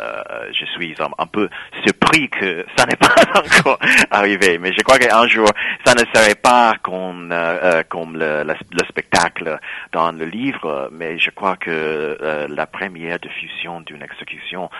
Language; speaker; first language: French; non-native, fluent; English